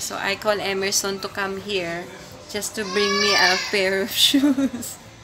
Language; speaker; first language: English; non-native, local second language; Filipino